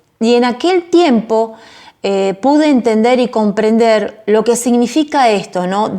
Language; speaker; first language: Spanish; native; Spanish